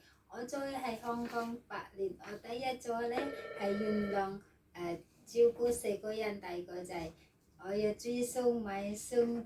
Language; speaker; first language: Cantonese; non-native, local second language; Filipino